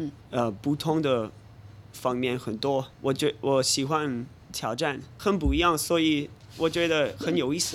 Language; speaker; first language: Chinese; non-native, fluent; English